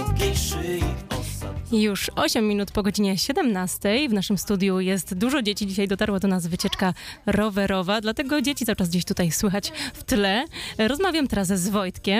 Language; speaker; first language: Polish; native; Polish